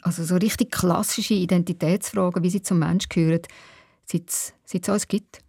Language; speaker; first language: German; native; German